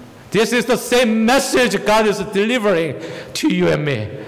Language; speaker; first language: English; non-native, fluent; Korean